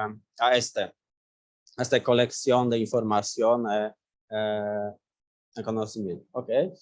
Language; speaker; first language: Spanish; non-native, learner; Polish